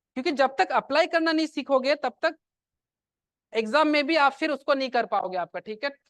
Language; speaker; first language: Hindi; non-native, local second language; Assamese